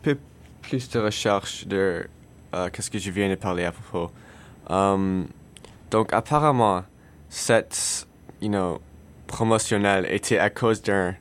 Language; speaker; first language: French; non-native, learner; English